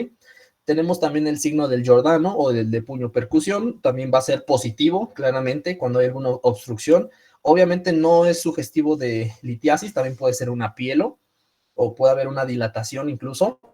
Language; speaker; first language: Spanish; native; Spanish